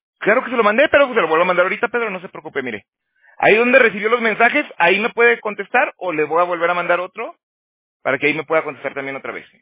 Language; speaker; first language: Spanish; native; Spanish